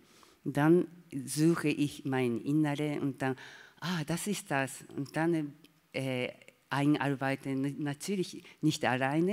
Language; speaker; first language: German; non-native, learner; Japanese